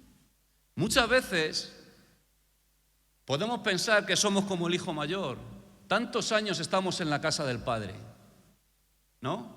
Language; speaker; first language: Spanish; native; Spanish